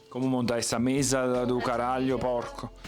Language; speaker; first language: Portuguese; non-native, fluent; Italian